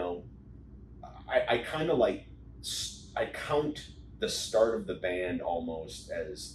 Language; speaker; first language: English; native; English